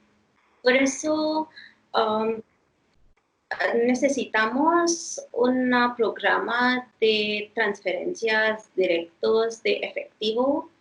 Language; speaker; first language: Spanish; non-native, fluent; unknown